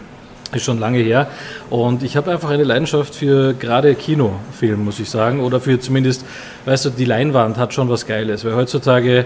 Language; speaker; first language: German; native; German